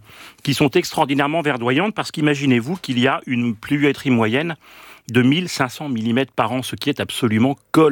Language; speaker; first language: French; native; French